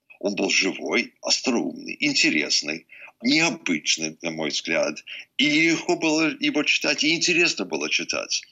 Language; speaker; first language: Russian; early bilingual, heritage; English